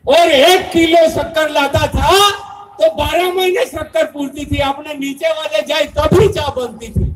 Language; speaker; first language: Hindi; non-native, local second language; Bhili